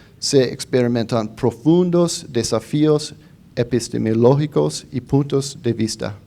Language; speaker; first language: Spanish; non-native, fluent; English